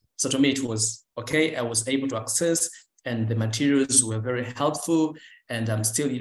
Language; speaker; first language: English; non-native, local second language; Swahili